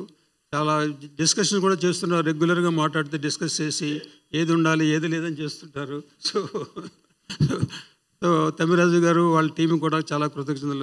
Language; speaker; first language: Telugu; native; Telugu